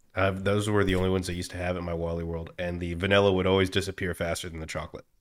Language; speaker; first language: English; native; English